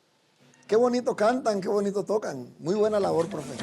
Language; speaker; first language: Spanish; native; Spanish